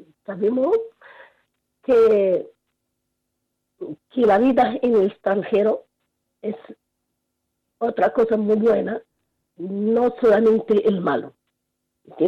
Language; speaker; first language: Spanish; non-native, fluent; Arabic